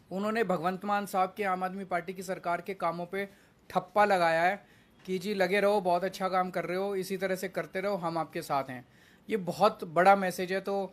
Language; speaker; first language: Hindi; native; Hindi